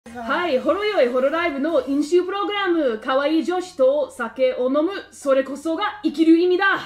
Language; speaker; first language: Japanese; non-native, learner; English